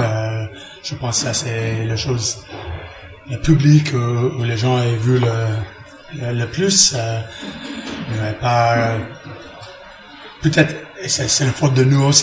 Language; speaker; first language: French; non-native, learner; English